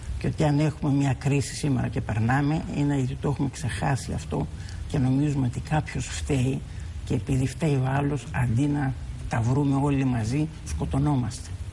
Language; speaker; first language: Greek; native; Greek